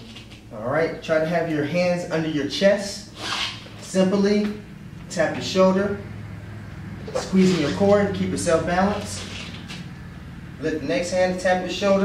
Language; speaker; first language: English; native; English